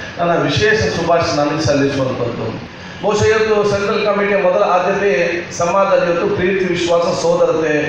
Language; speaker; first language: Kannada; non-native, local second language; Malayalam